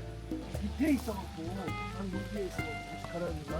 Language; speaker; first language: Korean; native; Korean